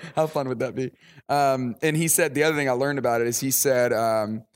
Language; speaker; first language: English; native; English